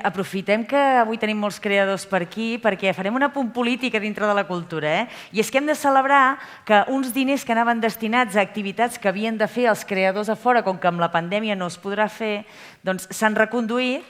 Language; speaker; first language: Catalan; native; Catalan